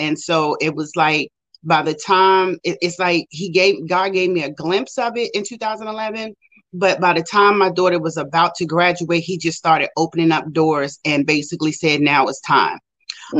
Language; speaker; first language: English; native; English